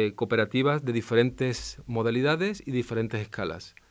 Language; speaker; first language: Spanish; non-native, local second language; Catalan